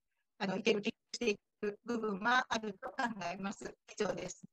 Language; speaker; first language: Japanese; native; Japanese